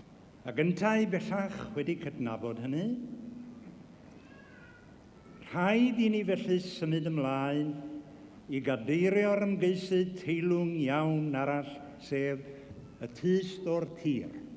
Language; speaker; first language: Welsh; native; Welsh